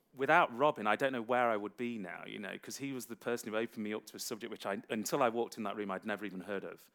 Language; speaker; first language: English; native; English